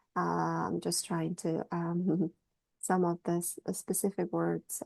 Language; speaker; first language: English; non-native, fluent; Mongolian